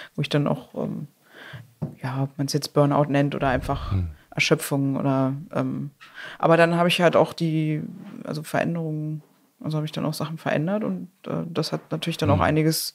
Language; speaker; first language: German; native; German